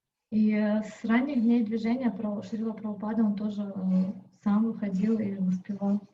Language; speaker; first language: Russian; native; Russian